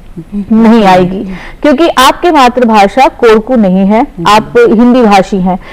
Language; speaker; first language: Hindi; native; Hindi